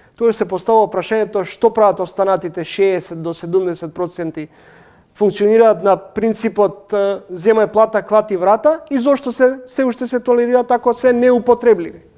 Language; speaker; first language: Macedonian; native; Macedonian